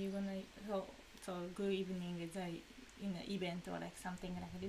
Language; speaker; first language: English; non-native, learner; Japanese